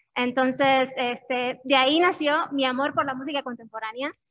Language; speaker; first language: Spanish; native; Spanish